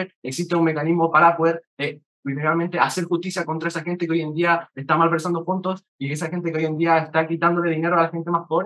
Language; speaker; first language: Spanish; native; Spanish